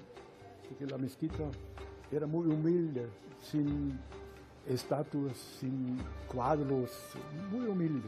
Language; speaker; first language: Spanish; non-native, fluent; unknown